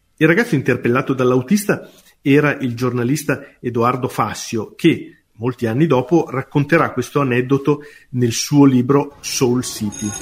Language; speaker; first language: Italian; native; Italian